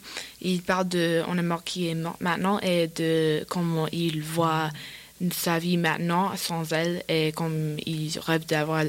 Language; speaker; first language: French; non-native, learner; English